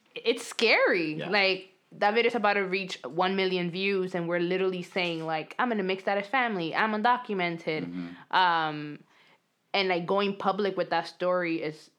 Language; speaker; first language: English; early bilingual, other home language; Spanish